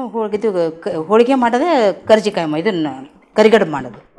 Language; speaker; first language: Kannada; native; Kannada